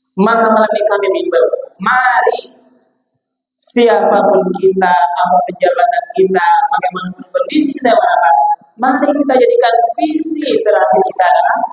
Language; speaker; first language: Indonesian; non-native, local second language; Minangkabau